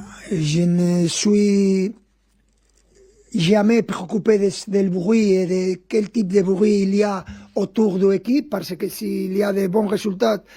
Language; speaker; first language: French; non-native, fluent; Spanish